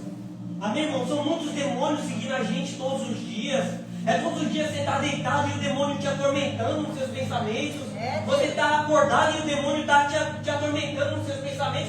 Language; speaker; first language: Portuguese; native; Portuguese